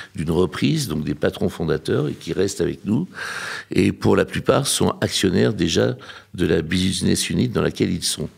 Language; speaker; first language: French; native; French